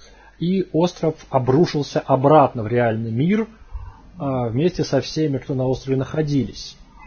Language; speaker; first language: Russian; native; Russian